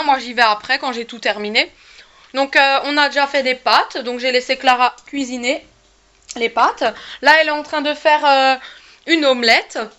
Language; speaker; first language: French; native; French